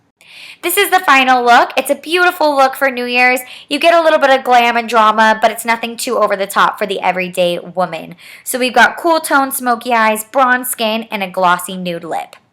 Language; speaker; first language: English; native; English